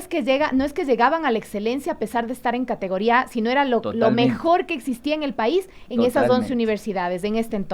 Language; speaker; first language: Spanish; native; Spanish